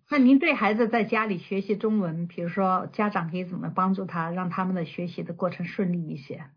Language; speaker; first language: Chinese; native; Chinese